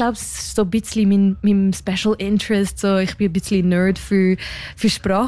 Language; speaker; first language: German; non-native, local second language; French